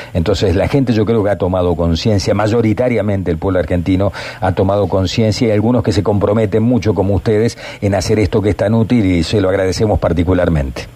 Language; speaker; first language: Spanish; native; Spanish